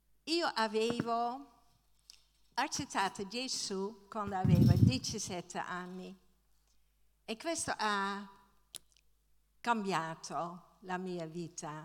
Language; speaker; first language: Italian; non-native, fluent; Dutch